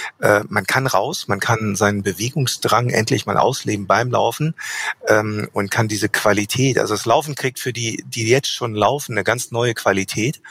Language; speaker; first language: German; native; German